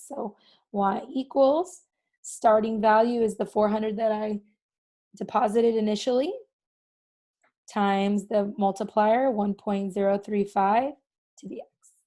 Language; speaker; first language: English; native; English